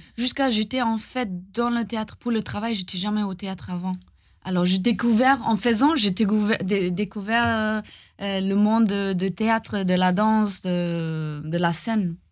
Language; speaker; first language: French; non-native, fluent; German